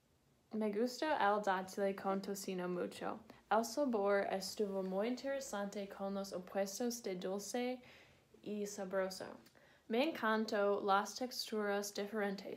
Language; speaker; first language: Spanish; non-native, learner; English